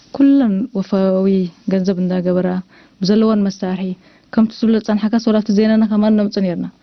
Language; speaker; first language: Tigrinya; non-native, local second language; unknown